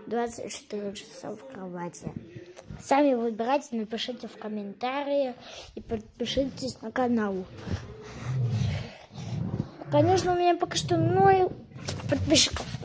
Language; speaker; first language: Russian; early bilingual, heritage; Russian